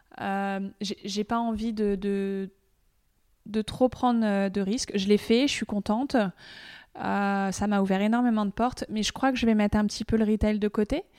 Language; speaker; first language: French; native; French